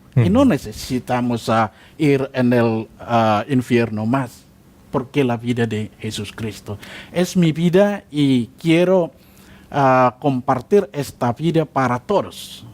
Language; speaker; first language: Spanish; non-native, learner; Indonesian